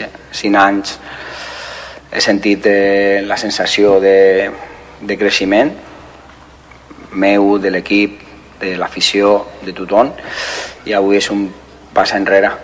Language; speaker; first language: Catalan; non-native, fluent; Spanish